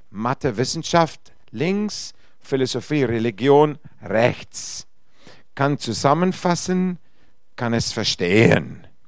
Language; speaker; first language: German; non-native, fluent; Afrikaans